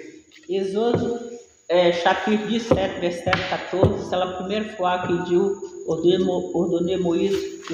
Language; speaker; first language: Portuguese; non-native, learner; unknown